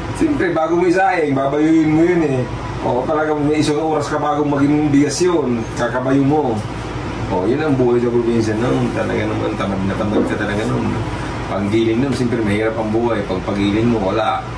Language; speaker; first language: Filipino; non-native, local second language; Bikol